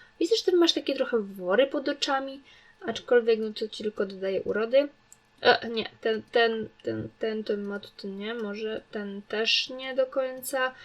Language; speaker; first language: Polish; native; Polish